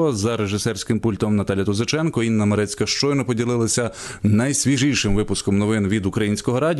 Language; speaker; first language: Ukrainian; native; Ukrainian